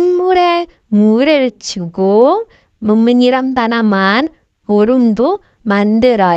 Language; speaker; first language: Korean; non-native, fluent; Indonesian